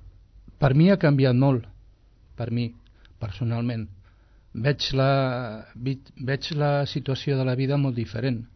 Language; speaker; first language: Catalan; non-native, local second language; Spanish